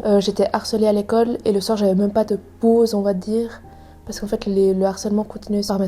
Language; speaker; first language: French; native; French